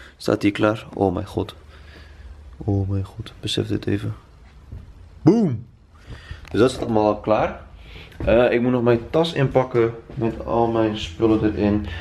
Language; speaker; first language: Dutch; early bilingual, other home language; Turkish